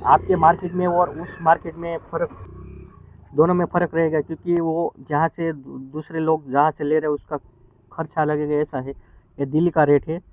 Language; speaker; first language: Hindi; non-native, local second language; Gujarati